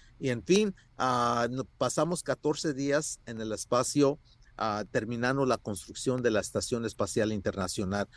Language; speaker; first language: Spanish; early bilingual, heritage; Spanish